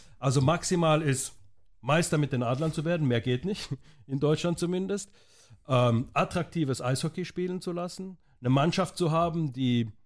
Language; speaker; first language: German; native; German